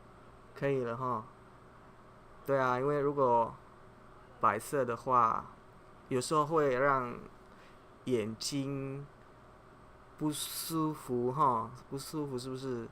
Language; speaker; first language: Chinese; non-native, fluent; Indonesian